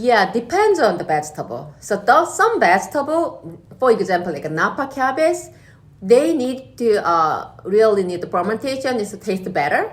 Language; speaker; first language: English; non-native, learner; Korean